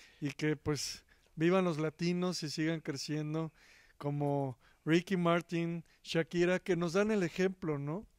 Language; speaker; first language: Spanish; native; Spanish